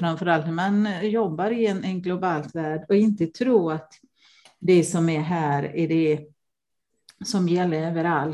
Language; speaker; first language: Swedish; non-native, fluent; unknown